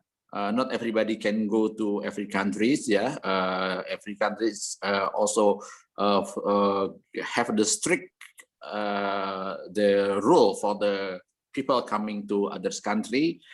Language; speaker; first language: English; non-native, learner; Indonesian